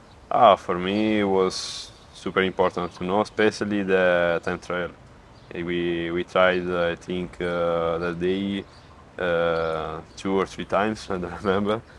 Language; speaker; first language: English; non-native, fluent; Italian